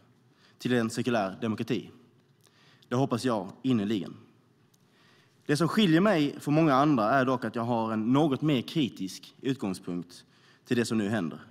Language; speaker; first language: Swedish; native; Swedish